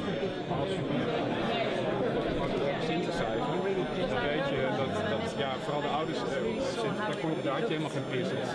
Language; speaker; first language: Dutch; native; Dutch